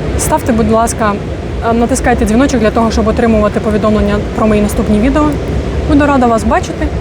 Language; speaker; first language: Ukrainian; non-native, local second language; Russian